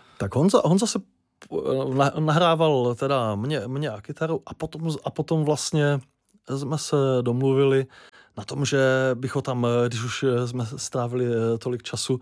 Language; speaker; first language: Czech; native; Czech